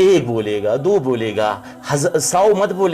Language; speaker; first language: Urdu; non-native, local second language; Kashmiri